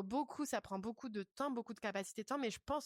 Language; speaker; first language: French; native; French